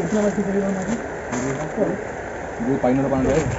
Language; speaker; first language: English; non-native, learner; Tamil